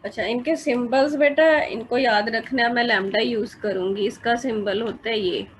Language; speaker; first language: Hindi; non-native, local second language; Punjabi